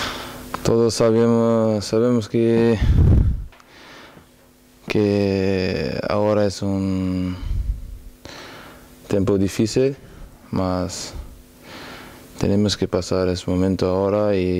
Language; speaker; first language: Spanish; non-native, learner; Portuguese